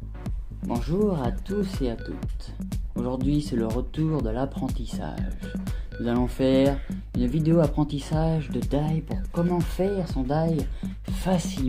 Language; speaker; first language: French; native; French